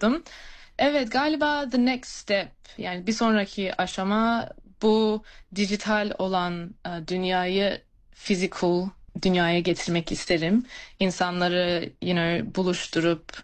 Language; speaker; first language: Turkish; early bilingual, heritage; Turkish